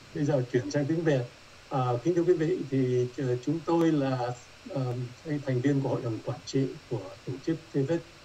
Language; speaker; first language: Vietnamese; native; Vietnamese